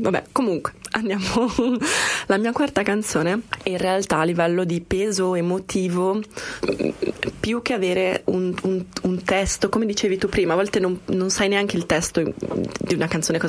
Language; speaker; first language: Italian; native; Italian